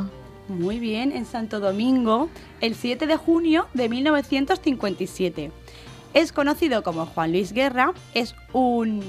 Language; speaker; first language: Spanish; native; Spanish